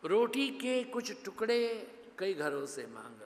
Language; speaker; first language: Hindi; non-native, local second language; Gujarati